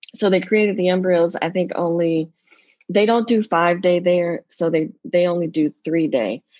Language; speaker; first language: English; native; English